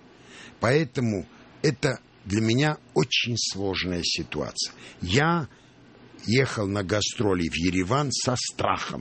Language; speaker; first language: Russian; non-native, local second language; Armenian